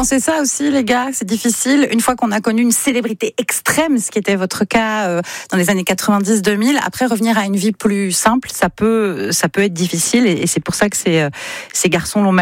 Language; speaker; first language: French; native; French